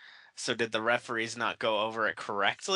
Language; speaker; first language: English; native; English